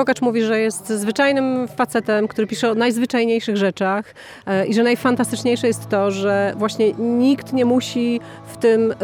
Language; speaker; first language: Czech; non-native, learner; Polish